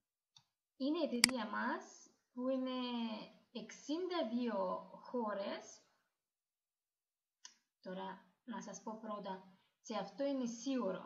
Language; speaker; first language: Greek; non-native, learner; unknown